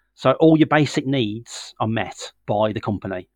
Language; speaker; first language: English; native; English